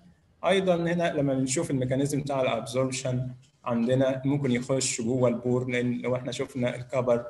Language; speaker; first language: Arabic; native; Arabic